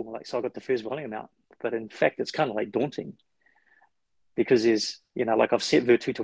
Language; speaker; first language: English; native; English